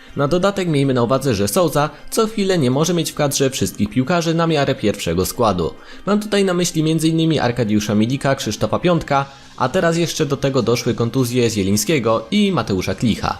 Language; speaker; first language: Polish; native; Polish